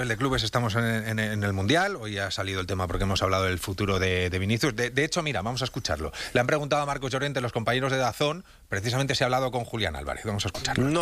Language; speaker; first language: Spanish; native; Spanish